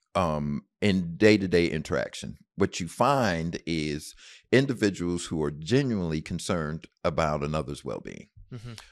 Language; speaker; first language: English; native; English